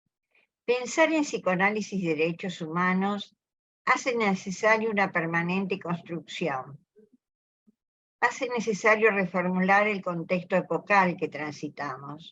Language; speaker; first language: Spanish; native; Spanish